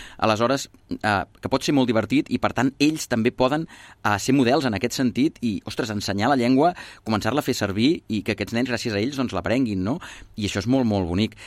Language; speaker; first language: Catalan; native; Catalan